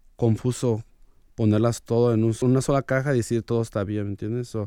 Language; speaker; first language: Spanish; early bilingual, heritage; Spanish